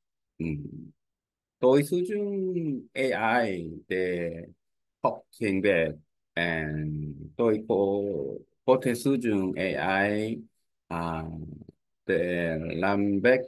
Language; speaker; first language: Vietnamese; non-native, learner; Korean